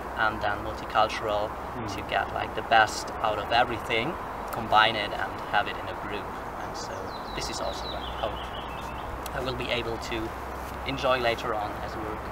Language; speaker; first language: English; non-native, fluent; German